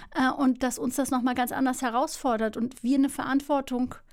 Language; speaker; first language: German; early bilingual, other home language; Turkish